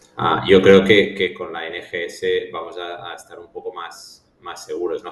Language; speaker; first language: Spanish; native; Spanish